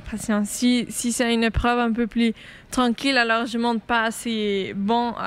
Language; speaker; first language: French; non-native, local second language; Dutch